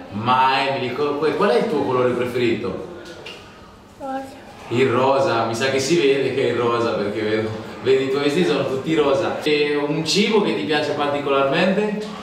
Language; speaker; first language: Italian; native; Italian